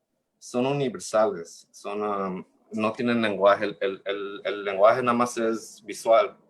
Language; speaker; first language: Spanish; early bilingual, heritage; Spanish